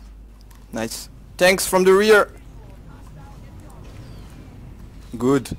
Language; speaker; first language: English; non-native, fluent; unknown